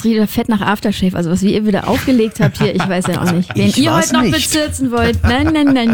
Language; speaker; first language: German; native; German